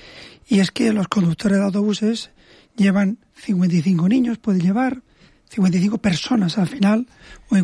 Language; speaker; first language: Spanish; native; Spanish